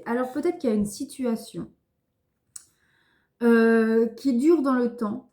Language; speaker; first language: French; native; French